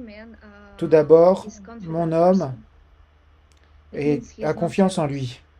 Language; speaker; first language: French; non-native, fluent; Ukrainian